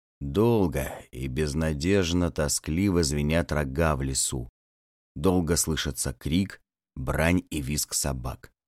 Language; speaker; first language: Russian; native; Russian